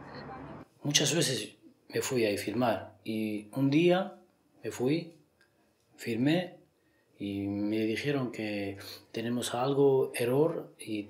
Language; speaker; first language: Spanish; non-native, learner; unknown